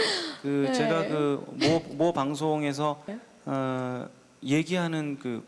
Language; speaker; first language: Korean; native; Korean